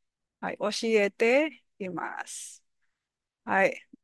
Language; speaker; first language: Japanese; non-native, learner; Filipino